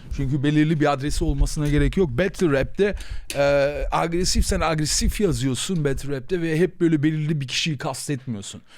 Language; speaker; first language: Turkish; native; Turkish